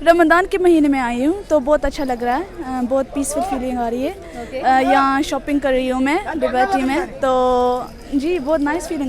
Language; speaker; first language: Hindi; early bilingual, heritage; Urdu